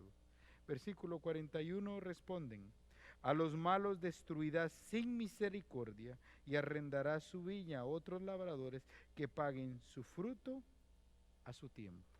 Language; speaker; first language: Spanish; native; Spanish